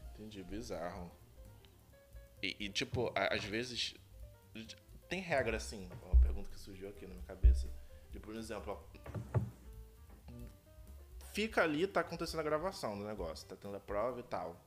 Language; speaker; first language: Portuguese; native; Portuguese